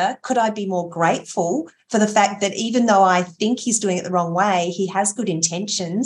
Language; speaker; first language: English; native; English